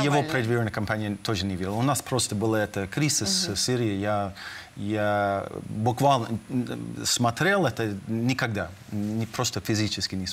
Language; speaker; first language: Russian; non-native, fluent; English